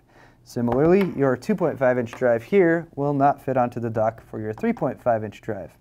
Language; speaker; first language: English; native; English